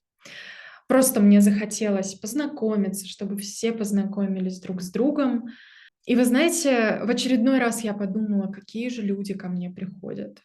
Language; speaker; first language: Russian; native; Russian